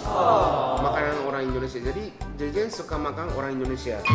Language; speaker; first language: Indonesian; non-native, fluent; Japanese